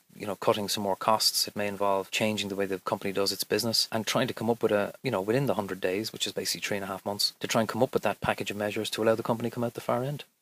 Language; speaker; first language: English; native; English